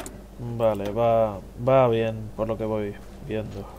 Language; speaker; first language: Spanish; native; Spanish